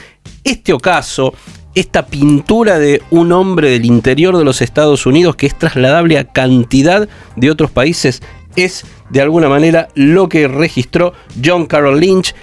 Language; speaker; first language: Spanish; native; Spanish